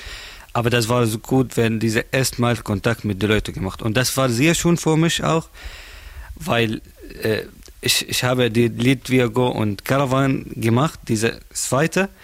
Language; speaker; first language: German; non-native, learner; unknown